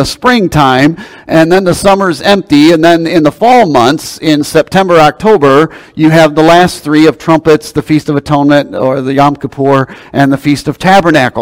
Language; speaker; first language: English; native; English